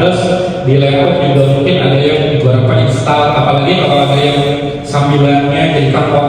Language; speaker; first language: Indonesian; native; Indonesian